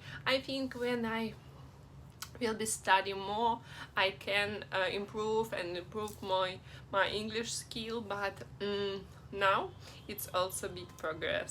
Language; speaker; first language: English; non-native, learner; Russian